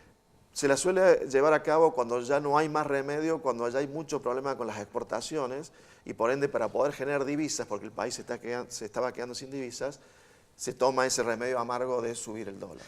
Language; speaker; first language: Spanish; native; Spanish